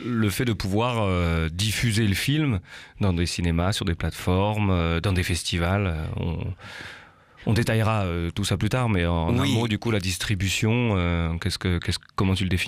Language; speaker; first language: French; native; French